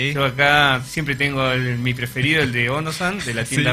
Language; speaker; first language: Spanish; native; Spanish